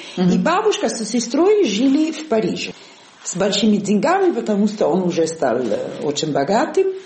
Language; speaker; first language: Russian; non-native, fluent; Italian